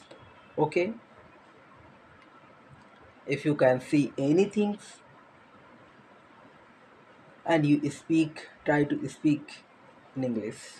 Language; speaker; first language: English; non-native, learner; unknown